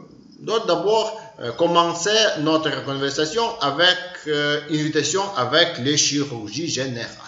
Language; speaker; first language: French; non-native, learner; Ukrainian